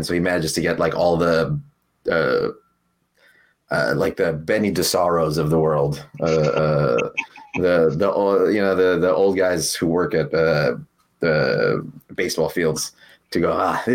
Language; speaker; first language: English; early bilingual, other home language; Spanish